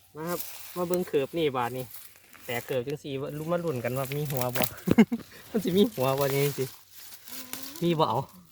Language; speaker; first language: Thai; native; Thai